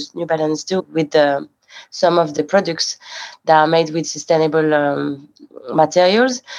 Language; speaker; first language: English; non-native, fluent; French